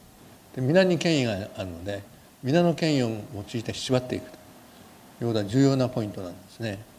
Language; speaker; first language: Japanese; native; Japanese